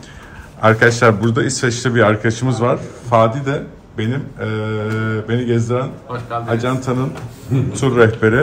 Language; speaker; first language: Turkish; native; Turkish